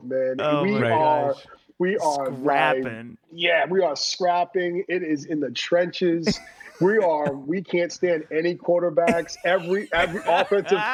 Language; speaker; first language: English; native; English